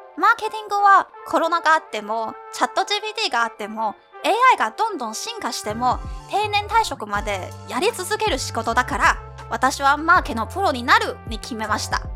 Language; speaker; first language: Japanese; non-native, fluent; Chinese